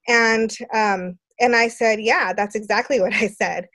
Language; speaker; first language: English; native; English